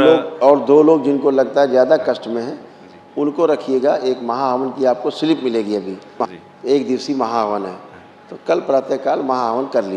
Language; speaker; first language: Hindi; native; Hindi